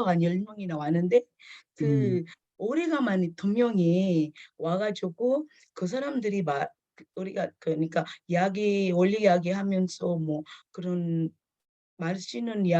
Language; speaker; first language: Korean; non-native, fluent; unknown